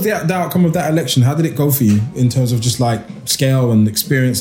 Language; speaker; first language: English; native; English